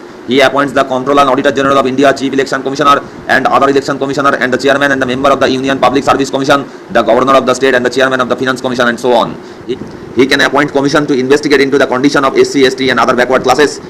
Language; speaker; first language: English; non-native, local second language; Bangla